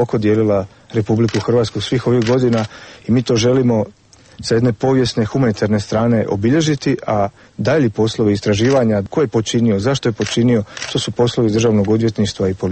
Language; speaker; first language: Serbian; native; Serbian